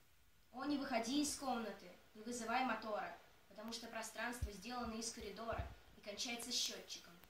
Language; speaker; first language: Russian; native; Russian